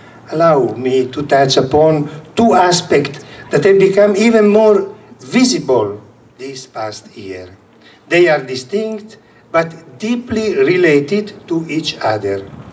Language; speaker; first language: English; non-native, fluent; Italian